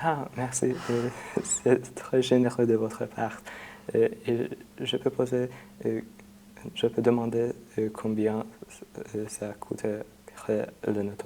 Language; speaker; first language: French; non-native, fluent; Hungarian